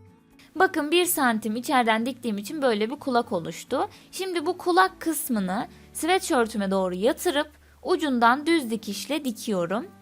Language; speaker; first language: Turkish; native; Turkish